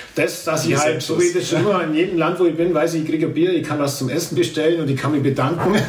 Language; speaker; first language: German; native; German